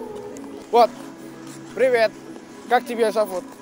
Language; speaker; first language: Russian; non-native, learner; Indonesian